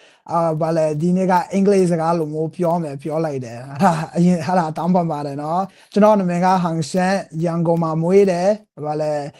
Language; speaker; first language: Burmese; early bilingual, heritage; Burmese